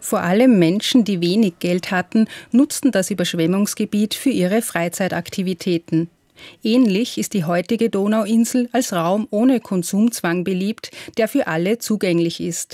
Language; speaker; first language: German; native; German